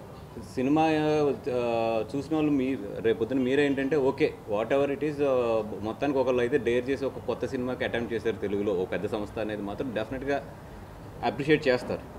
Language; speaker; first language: Telugu; native; Telugu